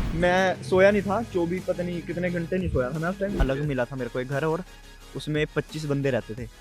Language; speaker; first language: Hindi; native; Hindi